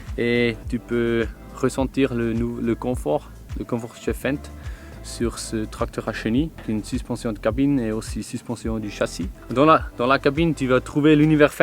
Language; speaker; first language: French; non-native, fluent; German